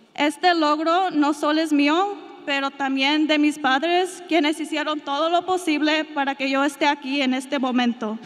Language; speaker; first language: Spanish; early bilingual, heritage; Spanish